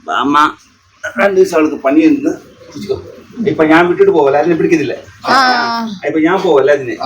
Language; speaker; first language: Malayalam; non-native, learner; Kannada